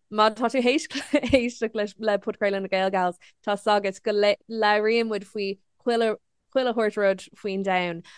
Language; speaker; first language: Irish; non-native, local second language; English